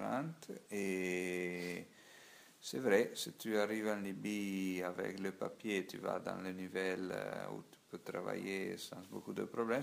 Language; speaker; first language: French; non-native, learner; Italian